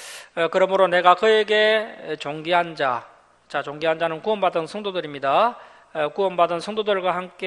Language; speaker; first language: Korean; native; Korean